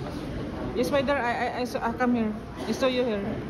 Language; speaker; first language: English; non-native, learner; Filipino